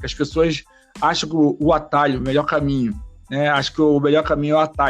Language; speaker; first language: Portuguese; native; Portuguese